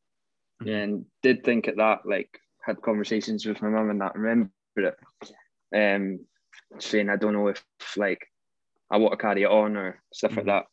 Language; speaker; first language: English; native; English